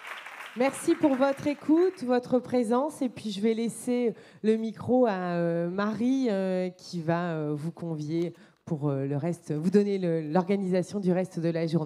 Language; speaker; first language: French; native; French